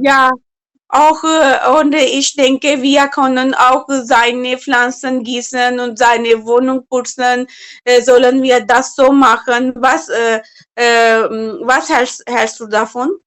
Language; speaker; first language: German; non-native, learner; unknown